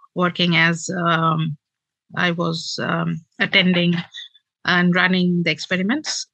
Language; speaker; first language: English; non-native, local second language; Bangla